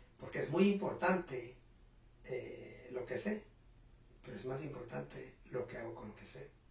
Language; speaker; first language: Spanish; non-native, local second language; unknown